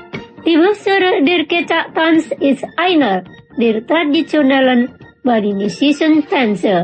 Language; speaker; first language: German; non-native, fluent; Indonesian